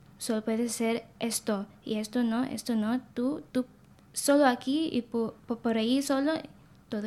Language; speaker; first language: Spanish; non-native, learner; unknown